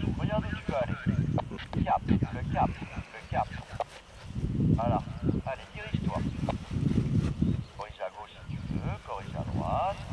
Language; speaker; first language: French; native; French